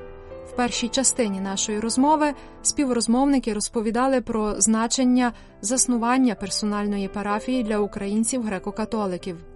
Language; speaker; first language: Ukrainian; native; Ukrainian